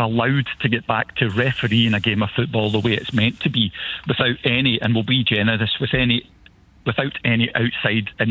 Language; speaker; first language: English; native; English